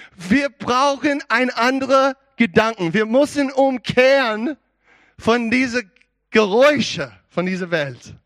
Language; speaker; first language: German; non-native, learner; English